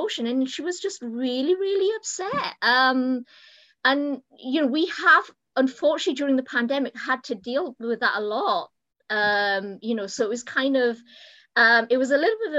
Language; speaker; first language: English; native; English